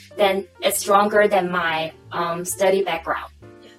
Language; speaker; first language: English; non-native, local second language; Cantonese